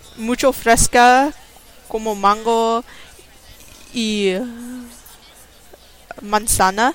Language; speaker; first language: Spanish; non-native, learner; English